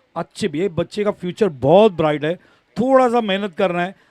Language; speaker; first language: Hindi; non-native, local second language; Marathi